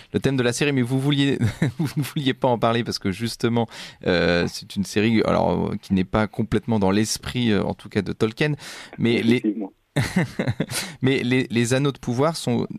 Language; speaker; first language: French; native; French